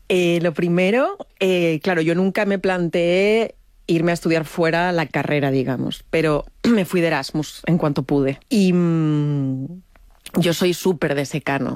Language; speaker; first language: Spanish; native; Spanish